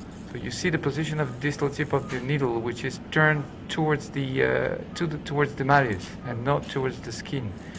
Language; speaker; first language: English; non-native, fluent; French